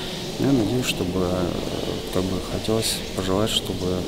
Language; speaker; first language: Russian; native; Russian